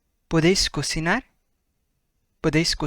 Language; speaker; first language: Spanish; non-native, fluent; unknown